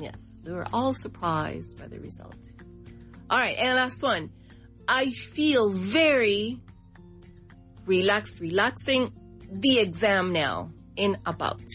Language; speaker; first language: English; non-native, fluent; Spanish